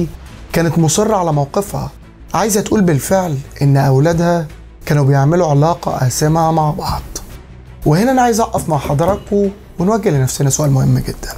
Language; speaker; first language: Arabic; native; Arabic